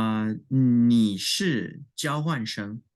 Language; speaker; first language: Chinese; non-native, learner; English